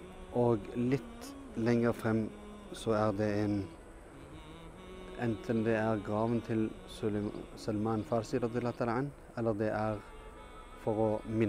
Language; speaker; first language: Norwegian; early bilingual, other home language; Urdu